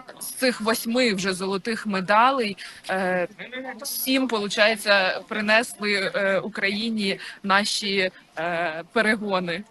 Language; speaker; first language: Ukrainian; native; Ukrainian